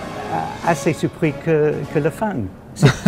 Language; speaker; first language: French; non-native, fluent; English